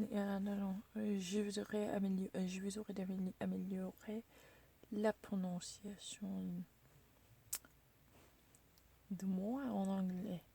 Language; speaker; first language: French; non-native, learner; Korean